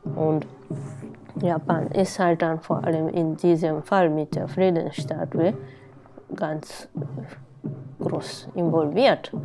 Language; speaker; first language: German; non-native, fluent; Japanese